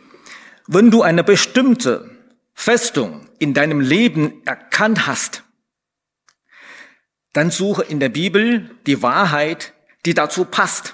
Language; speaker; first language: German; non-native, fluent; Chinese